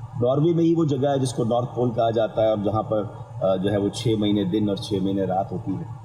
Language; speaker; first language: Urdu; native; Urdu